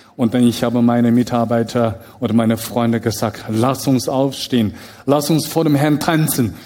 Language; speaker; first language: German; non-native, fluent; Chinese